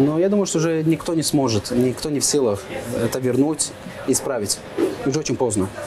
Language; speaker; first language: Russian; non-native, fluent; Azerbaijani